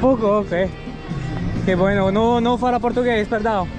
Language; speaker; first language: Spanish; non-native, learner; French